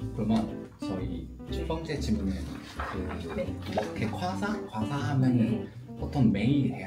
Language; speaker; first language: Korean; non-native, fluent; Chinese